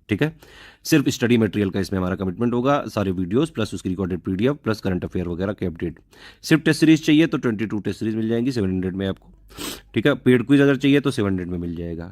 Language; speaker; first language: Hindi; native; Hindi